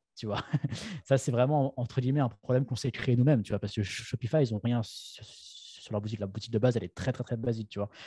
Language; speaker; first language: French; native; French